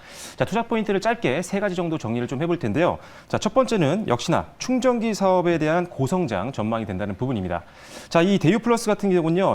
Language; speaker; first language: Korean; native; Korean